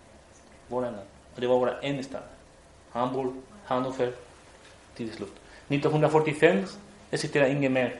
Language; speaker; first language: Swedish; non-native, fluent; Spanish